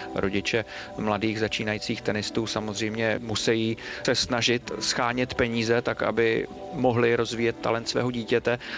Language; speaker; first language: Czech; native; Czech